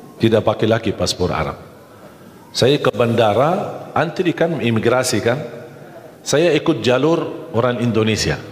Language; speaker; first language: Malay; non-native, fluent; Arabic